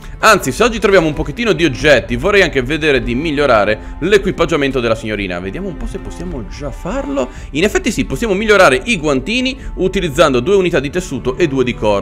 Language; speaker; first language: Italian; native; Italian